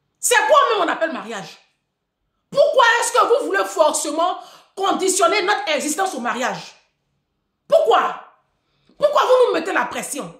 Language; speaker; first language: French; native; French